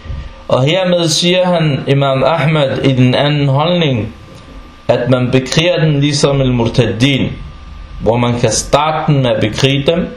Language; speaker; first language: Danish; non-native, fluent; Arabic